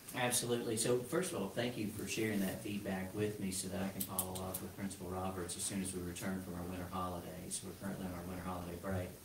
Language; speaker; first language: English; native; English